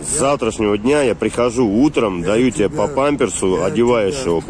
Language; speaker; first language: Russian; native; Russian